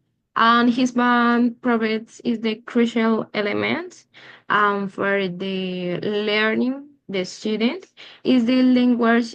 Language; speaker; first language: English; non-native, learner; Spanish